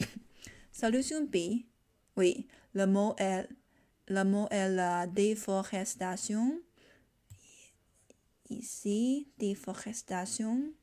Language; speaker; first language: French; non-native, learner; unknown